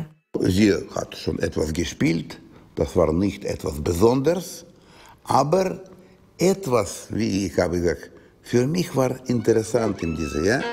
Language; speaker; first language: German; non-native, learner; Russian